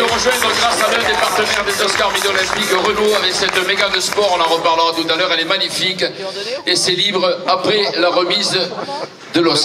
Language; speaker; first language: French; native; French